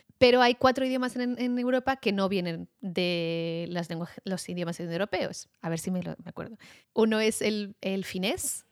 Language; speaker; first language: Spanish; native; Spanish